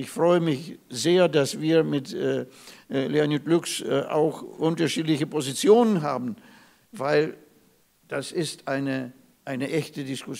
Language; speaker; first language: German; non-native, fluent; Russian